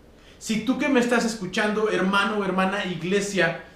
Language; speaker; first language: Spanish; native; Spanish